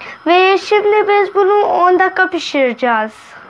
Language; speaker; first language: Turkish; non-native, learner; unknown